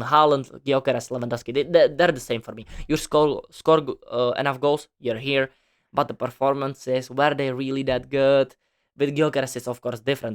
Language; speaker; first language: English; non-native, fluent; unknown